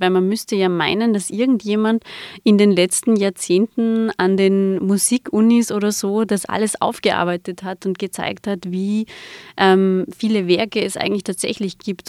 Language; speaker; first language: German; native; German